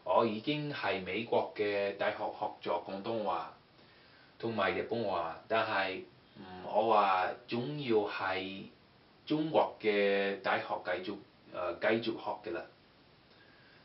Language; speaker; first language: Cantonese; non-native, learner; English